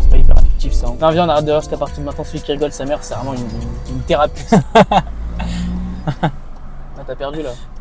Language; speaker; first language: French; native; French